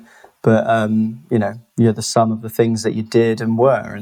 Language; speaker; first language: English; native; English